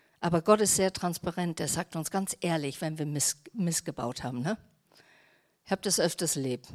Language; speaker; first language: German; non-native, fluent; English